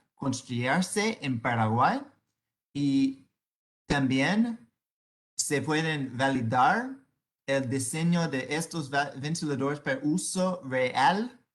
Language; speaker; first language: Spanish; non-native, fluent; English